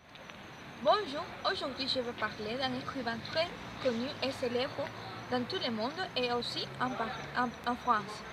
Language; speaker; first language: French; non-native, learner; Spanish